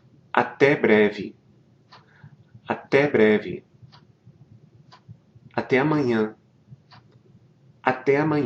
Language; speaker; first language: Portuguese; non-native, fluent; English